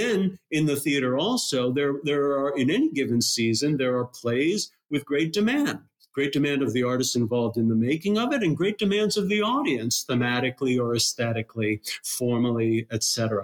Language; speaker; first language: English; native; English